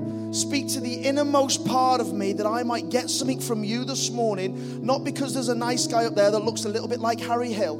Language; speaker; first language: English; native; English